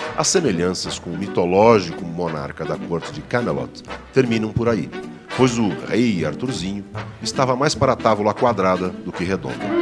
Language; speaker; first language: Portuguese; native; Portuguese